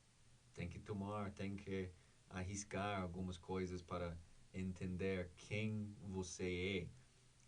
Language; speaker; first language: Portuguese; non-native, learner; English